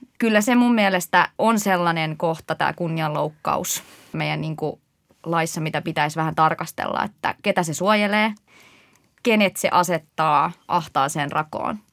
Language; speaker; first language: Finnish; native; Finnish